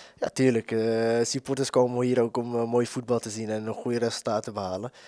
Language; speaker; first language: Dutch; native; Dutch